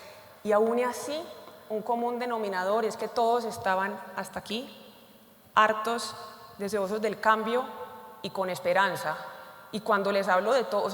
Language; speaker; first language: Spanish; native; Spanish